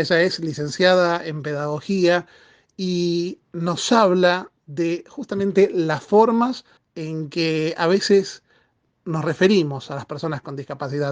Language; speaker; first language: Spanish; native; Spanish